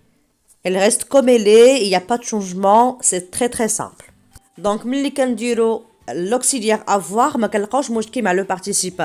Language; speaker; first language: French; non-native, local second language; Arabic